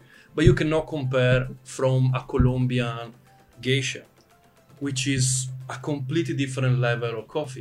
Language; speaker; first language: English; non-native, fluent; Italian